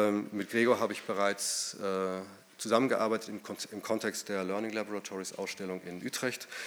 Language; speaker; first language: German; native; German